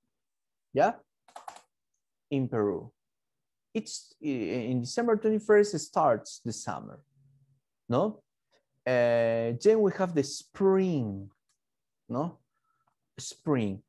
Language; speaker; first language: English; non-native, fluent; Spanish